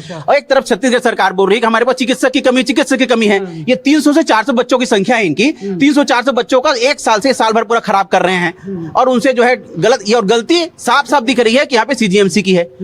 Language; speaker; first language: Hindi; native; Hindi